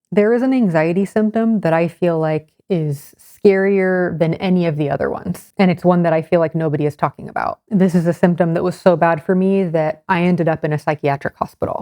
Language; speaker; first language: English; native; English